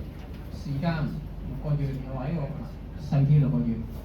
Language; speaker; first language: Cantonese; native; Cantonese